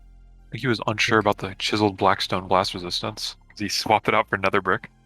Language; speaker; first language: English; native; English